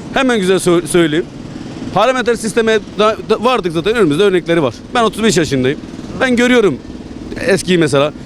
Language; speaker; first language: Turkish; native; Turkish